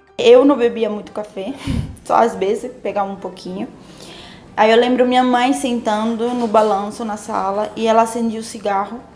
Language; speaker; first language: Portuguese; non-native, fluent; Spanish